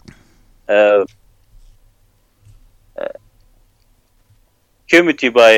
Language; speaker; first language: English; non-native, learner; Persian